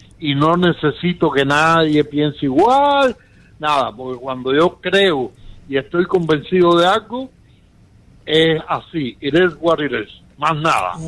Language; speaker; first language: Spanish; early bilingual, heritage; Spanish